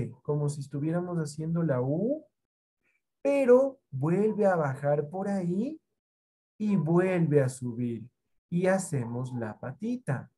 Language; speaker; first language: Spanish; native; Spanish